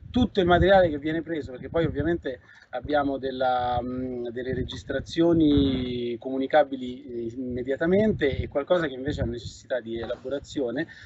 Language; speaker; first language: Italian; native; Italian